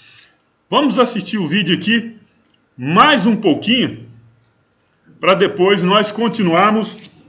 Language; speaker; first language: Portuguese; native; Portuguese